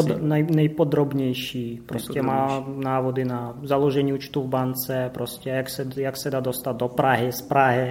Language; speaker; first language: Czech; non-native, fluent; Russian